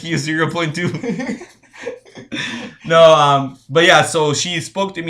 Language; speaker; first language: English; non-native, fluent; Spanish